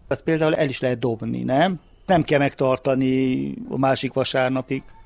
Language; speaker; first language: Hungarian; native; Hungarian